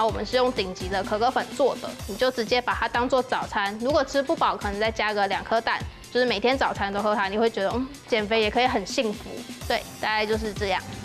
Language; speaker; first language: Chinese; native; Chinese